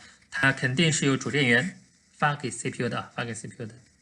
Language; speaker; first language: Chinese; native; Chinese